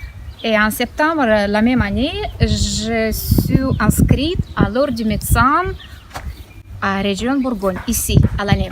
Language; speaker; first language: French; non-native, fluent; Romanian